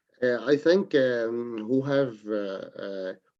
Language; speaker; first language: English; non-native, learner; Arabic